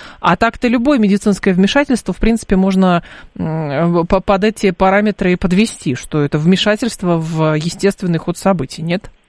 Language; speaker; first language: Russian; native; Russian